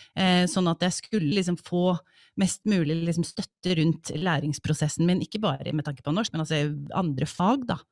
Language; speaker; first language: Norwegian; early bilingual, other home language; English